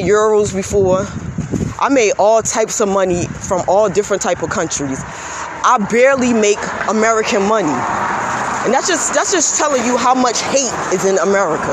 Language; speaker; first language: English; native; English